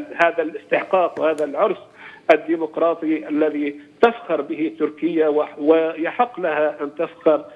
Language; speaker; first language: Arabic; non-native, fluent; Turkish